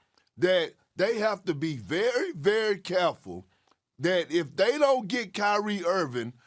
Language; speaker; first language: English; native; English